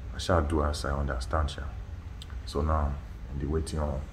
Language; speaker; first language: English; non-native, local second language; Yoruba